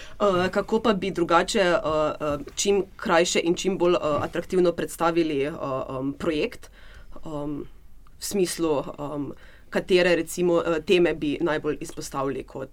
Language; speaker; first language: Slovenian; native; Slovenian